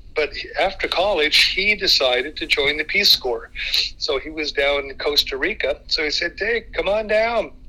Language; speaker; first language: English; native; English